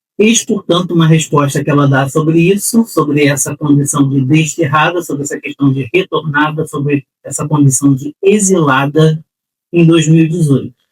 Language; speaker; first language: Portuguese; native; Portuguese